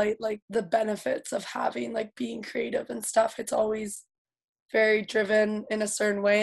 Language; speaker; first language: English; native; English